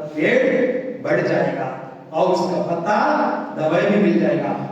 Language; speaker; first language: Hindi; non-native, local second language; Telugu